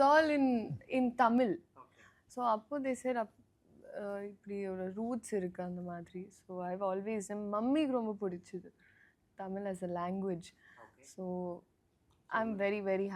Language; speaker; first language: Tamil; non-native, learner; Telugu